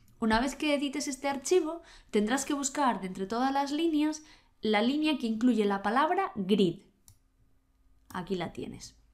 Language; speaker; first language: Spanish; native; Spanish